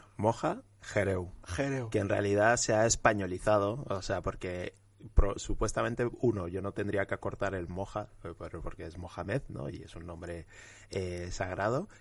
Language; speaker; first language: Spanish; early bilingual, other home language; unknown